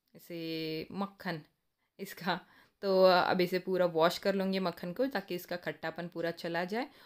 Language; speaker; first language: Hindi; non-native, local second language; Marathi